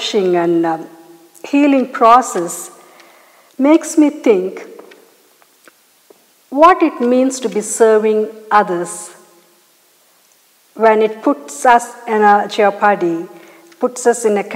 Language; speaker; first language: English; non-native, local second language; Malayalam